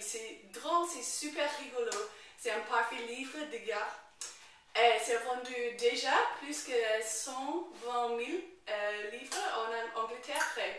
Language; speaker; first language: French; non-native, learner; English